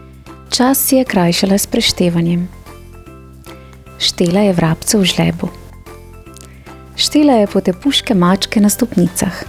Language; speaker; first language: Slovenian; native; Slovenian